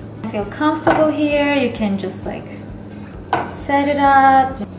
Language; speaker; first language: English; non-native, fluent; Turkish